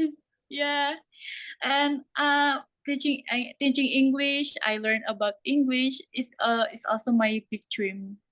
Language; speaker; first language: English; non-native, learner; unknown